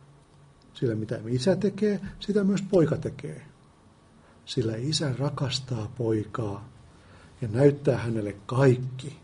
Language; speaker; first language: Finnish; native; Finnish